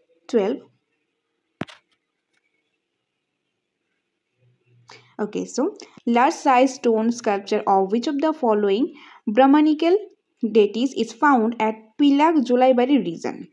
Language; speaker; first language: English; non-native, local second language; Bangla